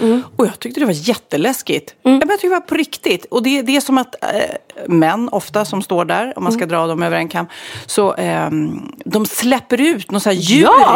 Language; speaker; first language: Swedish; native; Swedish